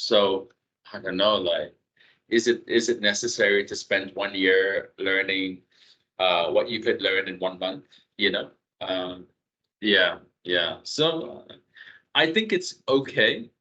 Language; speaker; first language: English; non-native, fluent; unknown